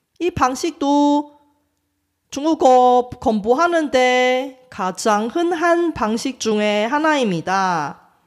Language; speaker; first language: Korean; non-native, fluent; Chinese